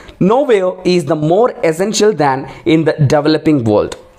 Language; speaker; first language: English; non-native, local second language; Malayalam